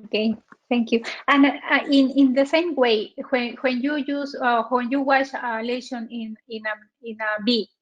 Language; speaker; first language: English; non-native, learner; Spanish